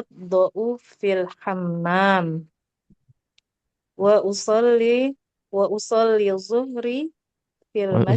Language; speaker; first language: Arabic; non-native, learner; Indonesian